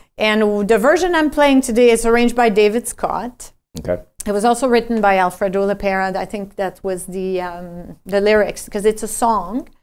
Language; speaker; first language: English; non-native, fluent; French